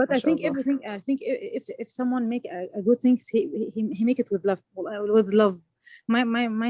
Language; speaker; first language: English; non-native, learner; Arabic